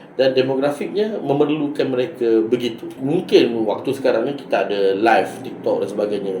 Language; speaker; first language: Malay; native; Malay